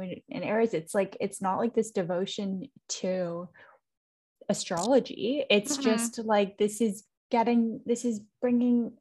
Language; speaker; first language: English; native; English